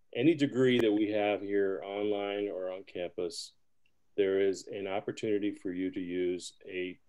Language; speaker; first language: English; early bilingual, other home language; Spanish